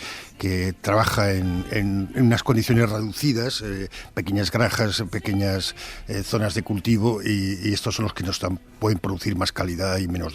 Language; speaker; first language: Spanish; native; Spanish